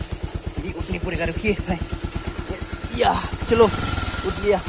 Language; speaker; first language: Hindi; non-native, local second language; Assamese